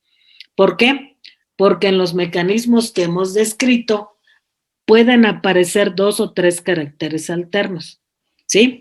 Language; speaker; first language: Spanish; native; Spanish